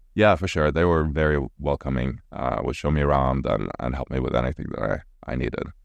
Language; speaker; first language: English; non-native, fluent; Norwegian